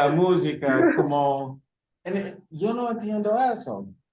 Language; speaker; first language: Spanish; early bilingual, heritage; English